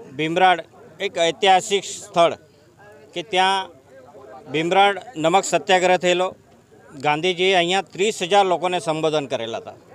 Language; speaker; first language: Gujarati; native; Gujarati